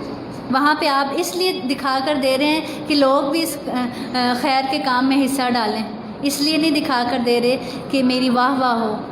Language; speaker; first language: Urdu; native; Urdu